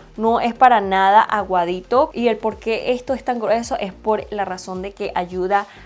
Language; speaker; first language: Spanish; non-native, fluent; Chinese